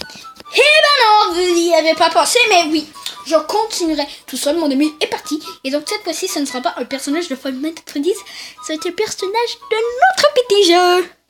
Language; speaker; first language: French; native; French